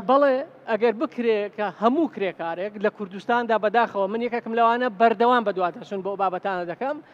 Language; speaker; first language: Central Kurdish; native; Central Kurdish